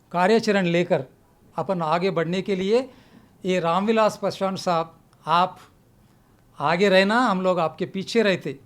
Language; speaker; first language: Hindi; non-native, local second language; Telugu